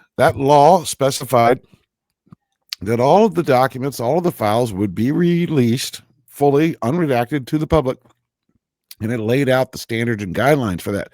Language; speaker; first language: English; native; English